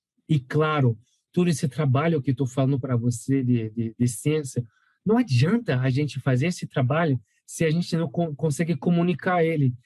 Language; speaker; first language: Portuguese; non-native, fluent; French